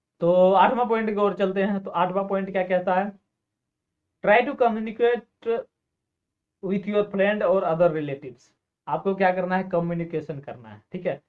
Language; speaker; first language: Hindi; native; Hindi